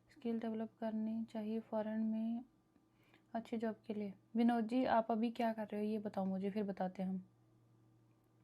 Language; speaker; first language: Hindi; non-native, local second language; Punjabi